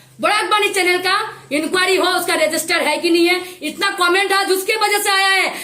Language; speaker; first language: Hindi; native; Hindi